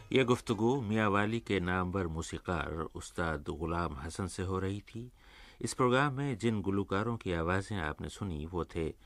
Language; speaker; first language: Urdu; native; Urdu